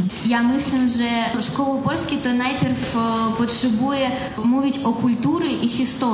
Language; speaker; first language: Polish; non-native, fluent; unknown